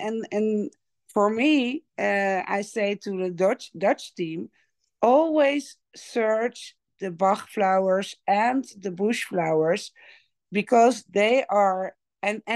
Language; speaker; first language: English; non-native, learner; Dutch